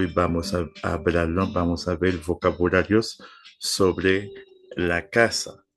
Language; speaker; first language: Spanish; non-native, fluent; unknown